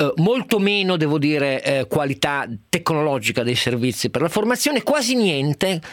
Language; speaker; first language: Italian; native; Italian